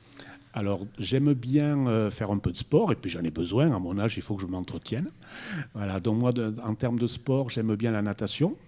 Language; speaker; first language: French; native; French